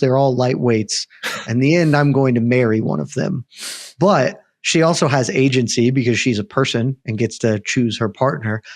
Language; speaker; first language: English; native; English